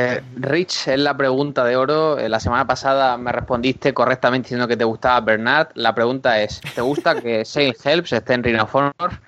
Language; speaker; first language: Spanish; native; Spanish